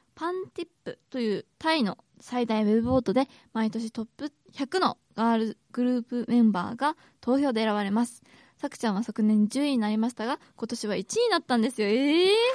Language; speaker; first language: Japanese; native; Japanese